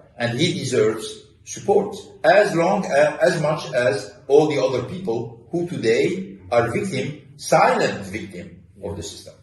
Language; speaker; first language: English; non-native, fluent; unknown